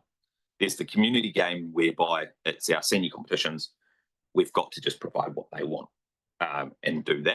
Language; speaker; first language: English; native; English